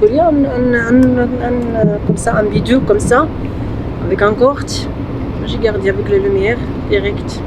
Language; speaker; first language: French; non-native, learner; Arabic